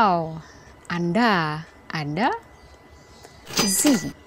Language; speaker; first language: German; non-native, fluent; Indonesian